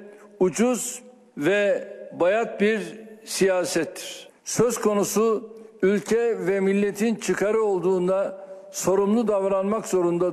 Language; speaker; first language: Turkish; native; Turkish